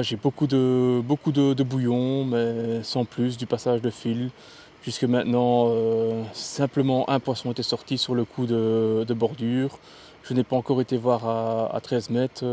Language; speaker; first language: French; native; French